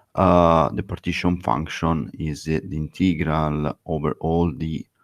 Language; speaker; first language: English; non-native, fluent; Italian